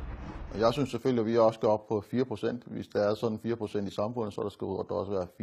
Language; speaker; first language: Danish; early bilingual, other home language; Turkish